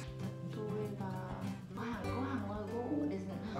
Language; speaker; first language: Japanese; non-native, learner; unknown